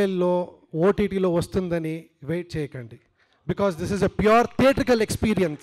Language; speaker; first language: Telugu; non-native, learner; Kannada